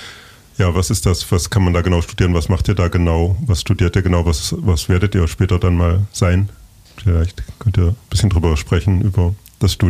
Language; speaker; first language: German; native; German